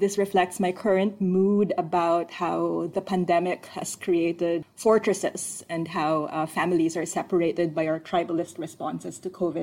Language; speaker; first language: English; non-native, local second language; Filipino